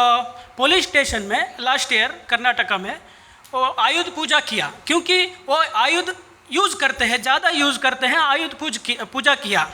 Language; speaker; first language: Hindi; non-native, local second language; Kannada